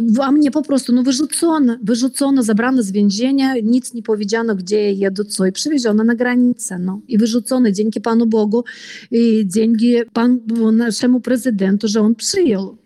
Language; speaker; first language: Polish; early bilingual, heritage; Polish